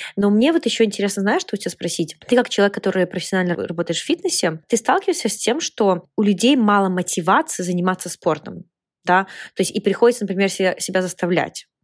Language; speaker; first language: Russian; native; Russian